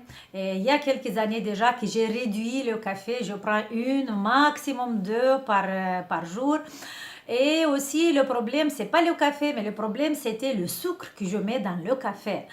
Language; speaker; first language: French; non-native, fluent; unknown